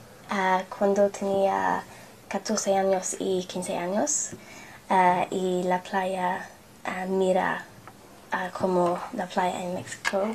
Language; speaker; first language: Spanish; non-native, learner; English